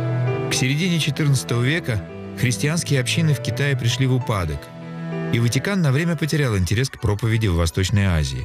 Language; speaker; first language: Russian; native; Russian